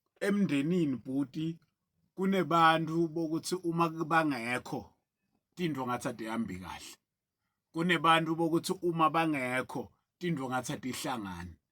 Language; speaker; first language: Zulu; non-native, local second language; Swati